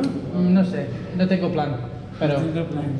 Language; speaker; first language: Spanish; non-native, learner; English